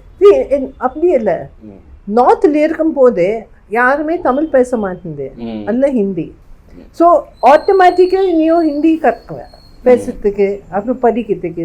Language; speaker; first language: Tamil; non-native, local second language; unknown